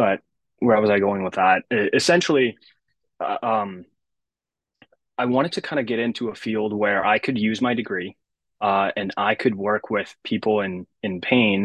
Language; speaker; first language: English; early bilingual, other home language; Japanese